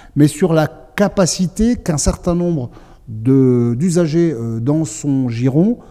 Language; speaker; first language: French; native; French